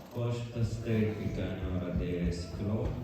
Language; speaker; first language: Swedish; non-native, learner; Swahili